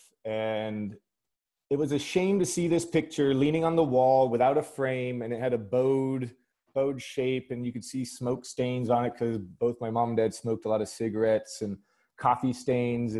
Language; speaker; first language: English; native; English